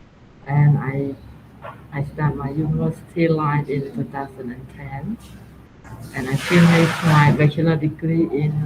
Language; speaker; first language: English; non-native, learner; Khmer